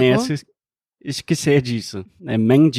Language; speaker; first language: Portuguese; non-native, fluent; English